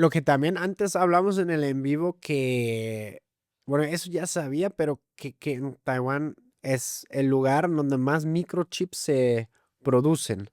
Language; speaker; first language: Spanish; native; Spanish